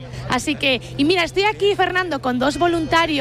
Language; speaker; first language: Spanish; native; Spanish